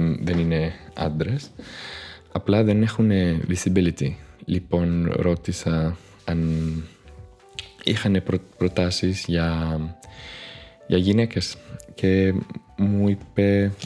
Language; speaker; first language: Greek; non-native, fluent; Spanish